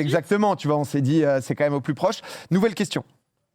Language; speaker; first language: French; native; French